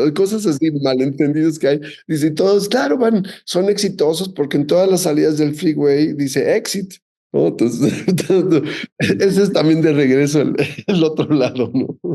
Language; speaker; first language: Spanish; native; Spanish